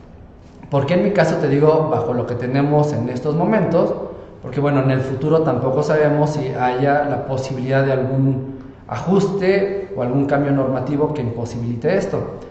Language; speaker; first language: Spanish; native; Spanish